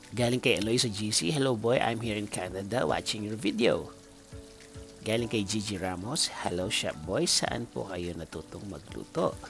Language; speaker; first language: Filipino; non-native, local second language; Pampanga